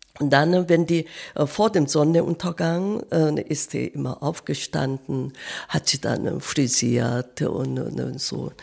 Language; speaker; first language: German; non-native, learner; Korean